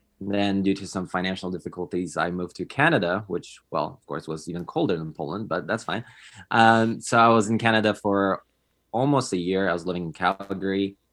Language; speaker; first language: English; non-native, fluent; Polish